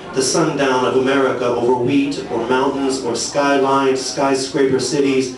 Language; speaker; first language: English; native; English